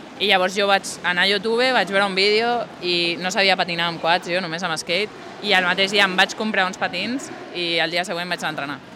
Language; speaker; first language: Catalan; non-native, local second language; Spanish